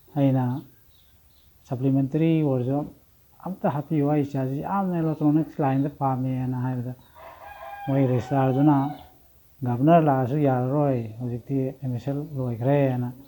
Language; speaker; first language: Manipuri; native; Manipuri